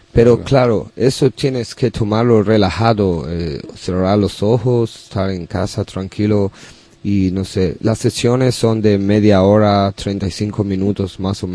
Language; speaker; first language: Spanish; non-native, learner; English